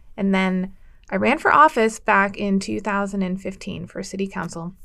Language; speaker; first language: English; native; English